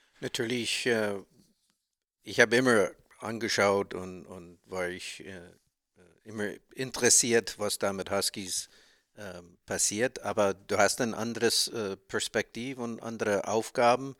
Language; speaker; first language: German; non-native, learner; English